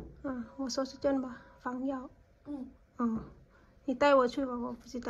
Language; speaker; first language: Chinese; non-native, learner; Lao